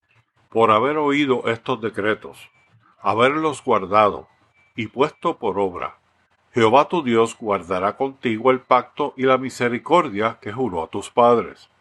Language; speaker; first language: Spanish; native; Spanish